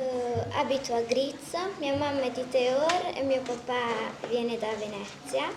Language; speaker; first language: Italian; non-native, local second language; Friulian